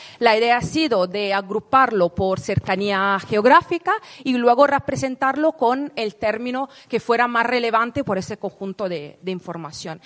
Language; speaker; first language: Spanish; non-native, fluent; Italian